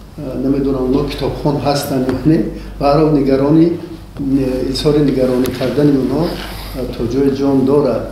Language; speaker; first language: Tajik; native; Tajik